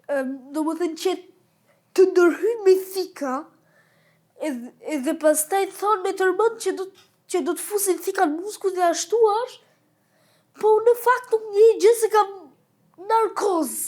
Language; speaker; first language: Albanian; early bilingual, heritage; Albanian